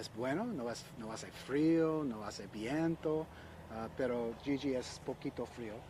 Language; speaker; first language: Spanish; non-native, learner; English